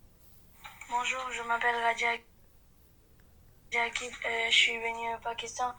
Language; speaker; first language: French; non-native, learner; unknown